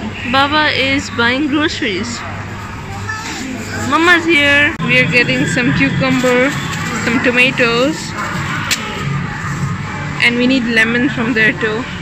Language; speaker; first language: English; non-native, local second language; Hindi